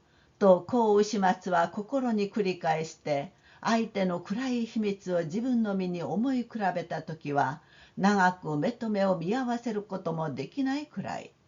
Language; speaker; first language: Japanese; non-native, fluent; Korean